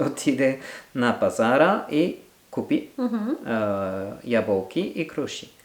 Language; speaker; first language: Bulgarian; non-native, learner; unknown